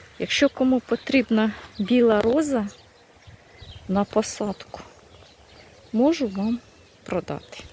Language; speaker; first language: Ukrainian; native; Ukrainian